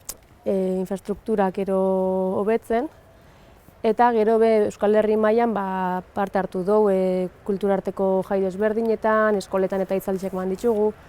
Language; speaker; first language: Basque; native; Basque